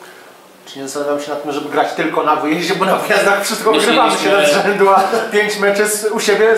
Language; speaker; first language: Polish; native; Polish